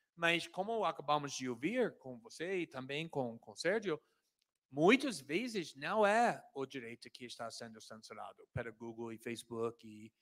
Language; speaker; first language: Portuguese; non-native, fluent; English